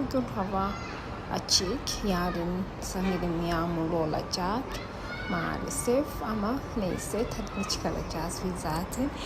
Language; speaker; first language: Turkish; non-native, fluent; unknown